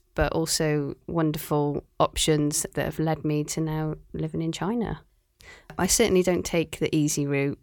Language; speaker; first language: English; native; English